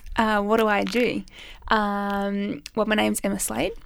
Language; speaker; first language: English; native; English